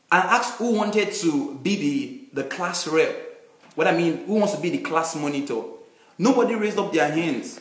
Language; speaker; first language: English; non-native, local second language; Yoruba